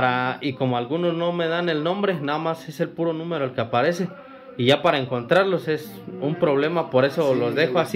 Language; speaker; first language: Spanish; native; Spanish